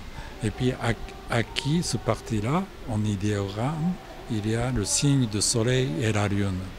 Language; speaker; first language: French; non-native, fluent; Japanese